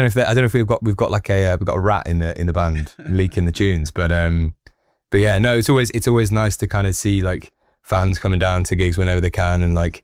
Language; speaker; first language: English; native; English